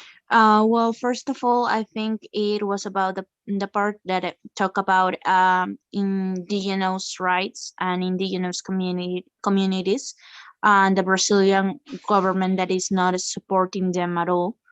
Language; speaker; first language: English; non-native, fluent; Spanish